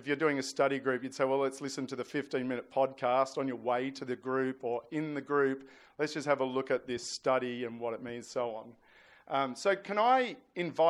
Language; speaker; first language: English; native; English